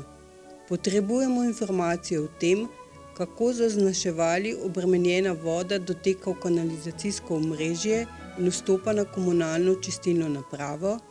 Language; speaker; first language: Slovenian; native; Slovenian